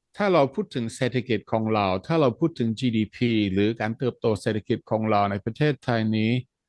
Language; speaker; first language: Thai; non-native, fluent; Dutch